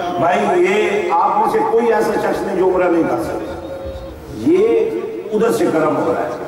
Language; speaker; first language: Urdu; non-native, local second language; Punjabi